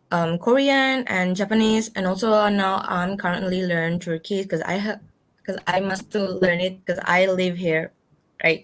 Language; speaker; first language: English; non-native, learner; Indonesian